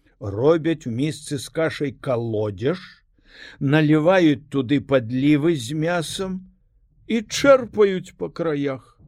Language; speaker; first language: Belarusian; non-native, local second language; Russian